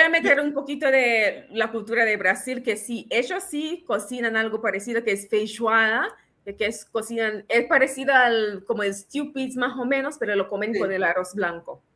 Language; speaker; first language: Spanish; non-native, fluent; English